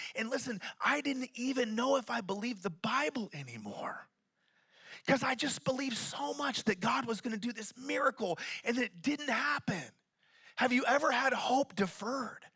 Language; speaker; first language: English; native; English